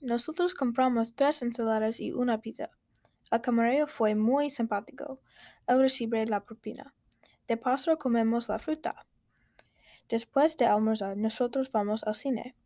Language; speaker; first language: Spanish; non-native, learner; English